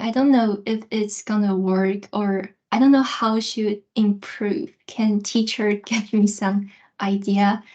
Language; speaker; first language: English; non-native, fluent; Chinese